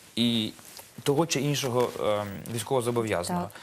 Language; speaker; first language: Ukrainian; native; Ukrainian